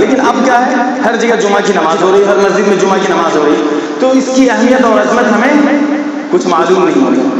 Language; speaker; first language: Urdu; non-native, local second language; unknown